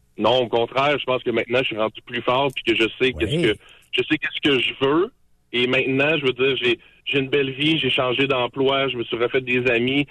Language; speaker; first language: French; native; French